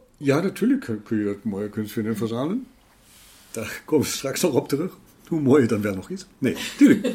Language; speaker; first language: Dutch; non-native, fluent; German